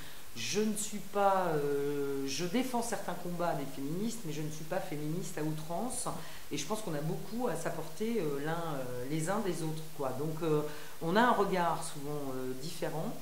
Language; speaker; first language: French; native; French